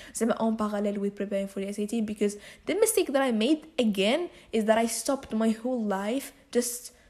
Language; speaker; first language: English; non-native, fluent; Arabic